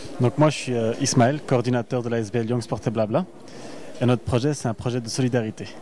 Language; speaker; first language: French; early bilingual, other home language; Arabic